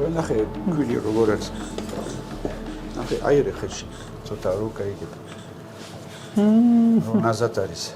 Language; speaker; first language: Georgian; non-native, learner; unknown